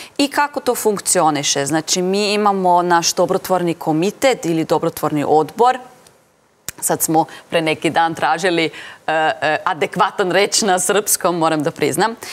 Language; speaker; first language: Serbian; non-native, fluent; German